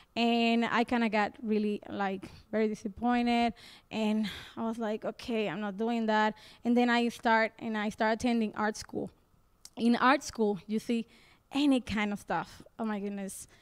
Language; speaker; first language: English; non-native, fluent; Spanish